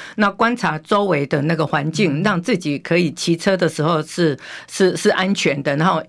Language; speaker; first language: Chinese; native; Chinese